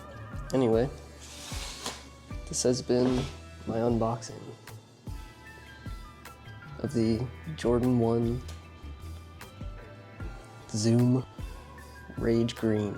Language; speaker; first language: English; native; English